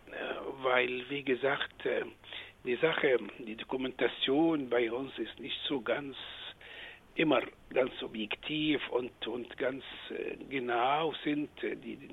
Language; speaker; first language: German; non-native, fluent; Arabic